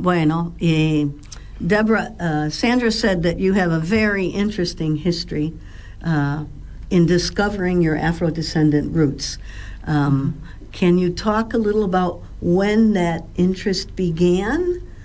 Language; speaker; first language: English; native; English